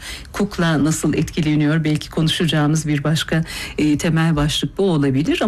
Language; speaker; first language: Turkish; native; Turkish